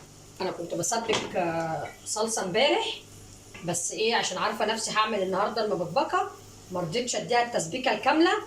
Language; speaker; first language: Arabic; native; Arabic